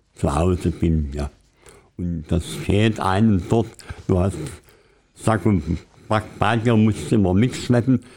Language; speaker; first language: German; native; German